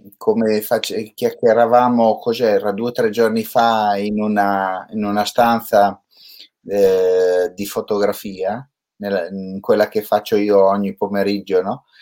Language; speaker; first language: Italian; native; Italian